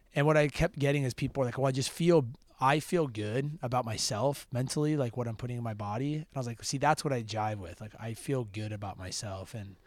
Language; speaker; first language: English; native; English